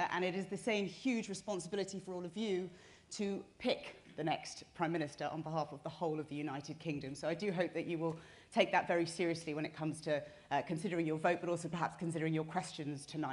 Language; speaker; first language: English; native; English